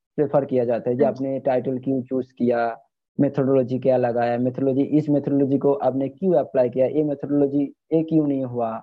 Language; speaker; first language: Hindi; non-native, local second language; Bangla